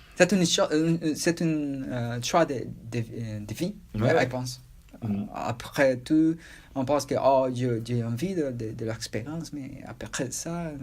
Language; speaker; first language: French; non-native, learner; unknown